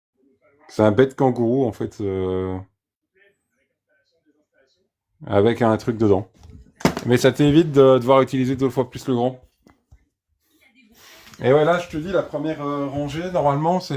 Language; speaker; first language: French; native; French